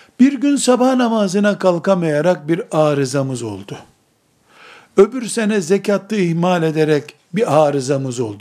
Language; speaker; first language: Turkish; native; Turkish